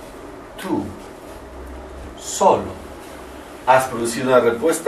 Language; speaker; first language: Spanish; non-native, learner; French